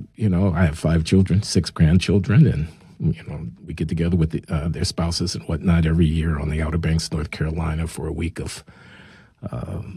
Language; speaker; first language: English; native; English